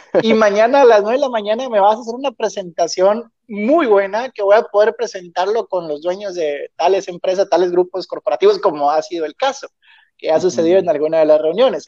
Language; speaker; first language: Spanish; native; Spanish